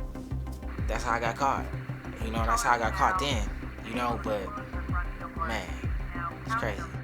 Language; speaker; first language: English; early bilingual, other home language; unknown